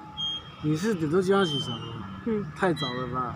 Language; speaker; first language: Chinese; native; Chinese